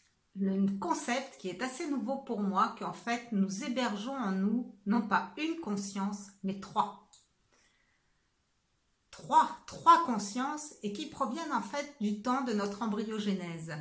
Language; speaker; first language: French; native; French